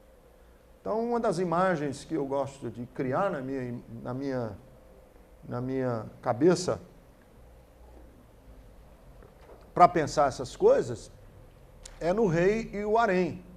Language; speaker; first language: Portuguese; native; Portuguese